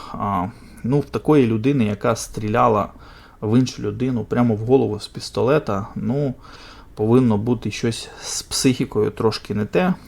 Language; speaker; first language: Ukrainian; non-native, local second language; Russian